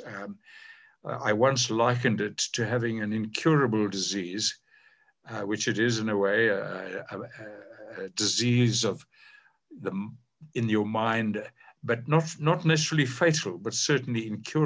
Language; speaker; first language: English; native; English